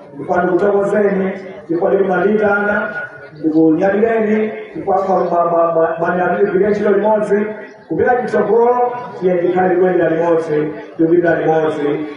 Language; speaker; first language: Nyanja; native; Nyanja